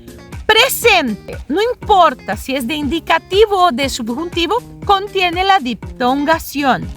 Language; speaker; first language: Spanish; non-native, fluent; Portuguese